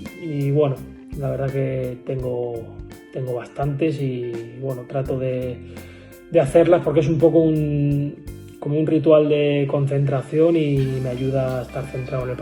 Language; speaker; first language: Spanish; native; Spanish